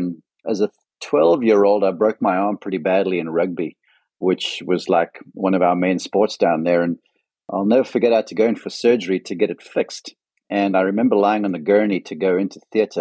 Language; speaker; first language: English; native; English